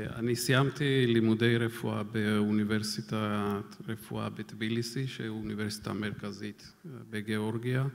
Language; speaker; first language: Hebrew; non-native, fluent; Georgian